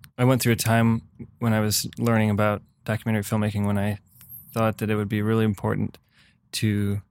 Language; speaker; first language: English; native; English